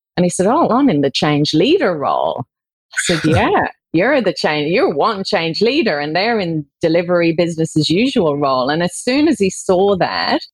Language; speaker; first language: English; native; English